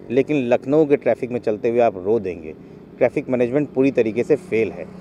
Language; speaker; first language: Hindi; native; Hindi